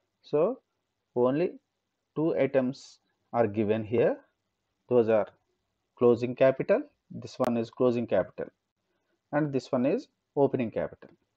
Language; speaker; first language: English; non-native, local second language; Telugu